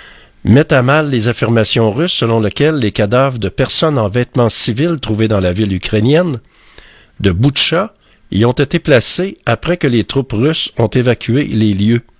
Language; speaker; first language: French; native; French